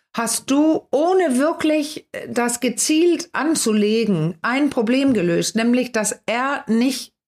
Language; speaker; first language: German; non-native, fluent; Danish